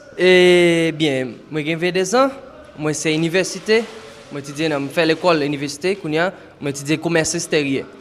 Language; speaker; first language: Haitian Creole; non-native, fluent; Portuguese